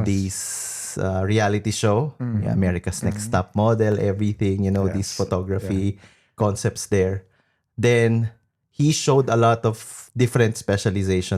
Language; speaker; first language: English; non-native, local second language; Filipino